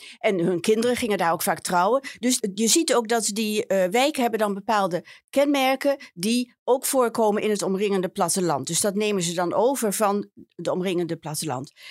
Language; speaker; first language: Dutch; native; Dutch